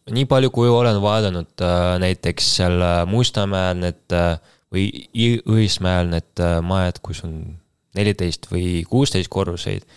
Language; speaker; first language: Estonian; non-native, local second language; Russian